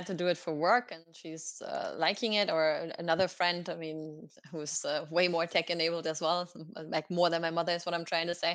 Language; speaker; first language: English; non-native, fluent; German